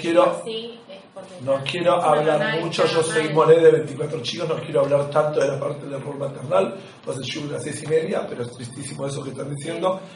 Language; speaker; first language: Spanish; native; Spanish